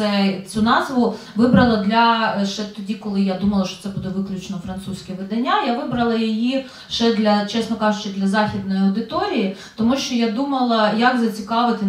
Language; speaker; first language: Ukrainian; native; Ukrainian